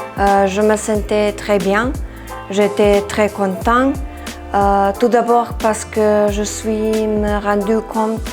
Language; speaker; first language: French; non-native, fluent; Serbian